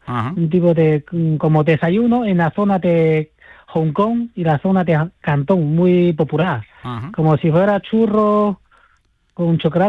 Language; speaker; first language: Spanish; non-native, fluent; Chinese